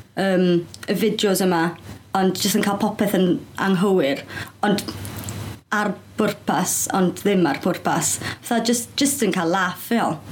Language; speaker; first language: Welsh; native; Welsh